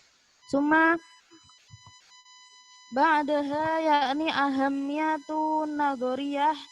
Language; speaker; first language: Arabic; non-native, learner; Indonesian